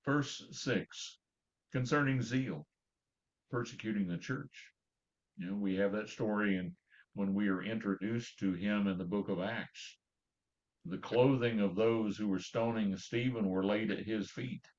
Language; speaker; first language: English; native; English